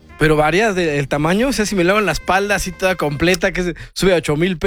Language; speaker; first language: Spanish; native; Spanish